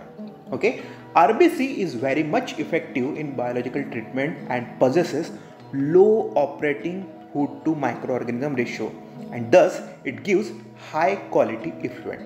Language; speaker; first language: English; non-native, local second language; Hindi